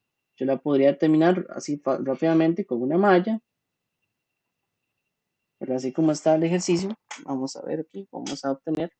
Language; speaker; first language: Spanish; native; Spanish